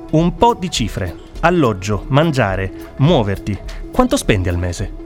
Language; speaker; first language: Italian; native; Italian